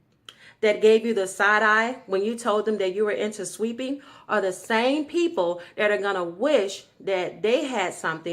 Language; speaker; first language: English; native; English